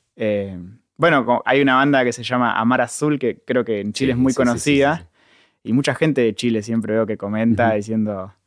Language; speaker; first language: Spanish; native; Spanish